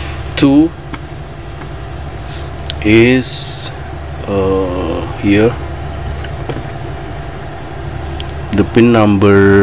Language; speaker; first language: English; non-native, learner; Indonesian